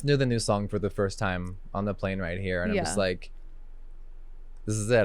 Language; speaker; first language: English; native; English